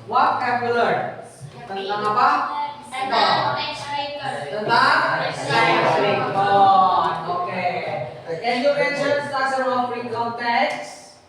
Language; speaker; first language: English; non-native, learner; Indonesian